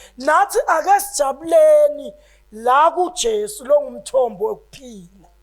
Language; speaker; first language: Zulu; non-native, local second language; Swati